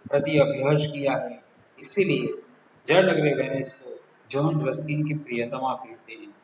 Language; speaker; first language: Hindi; non-native, local second language; Gujarati